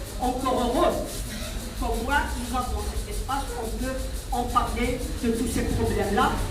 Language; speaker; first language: French; non-native, local second language; Kabyle